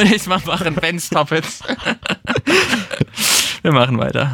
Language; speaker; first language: German; native; German